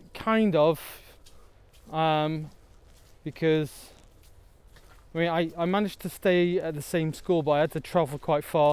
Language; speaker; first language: English; native; English